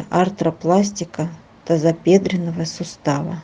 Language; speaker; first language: Russian; native; Russian